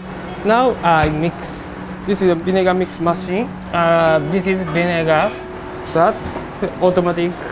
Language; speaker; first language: English; non-native, learner; Japanese